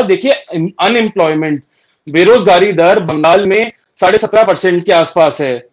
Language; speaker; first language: Hindi; native; Hindi